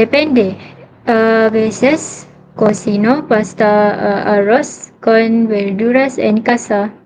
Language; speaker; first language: Spanish; non-native, learner; Malay